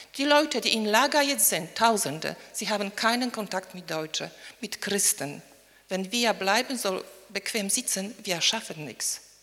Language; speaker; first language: German; non-native, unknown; Polish